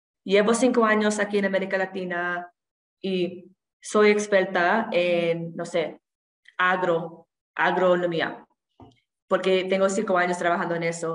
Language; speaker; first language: Spanish; non-native, fluent; English